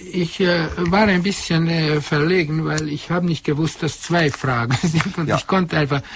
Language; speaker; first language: German; non-native, fluent; Hungarian